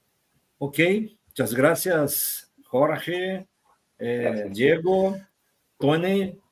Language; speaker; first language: Spanish; non-native, fluent; Portuguese